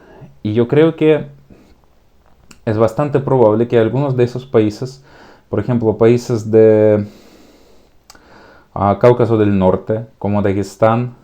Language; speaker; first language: Spanish; non-native, fluent; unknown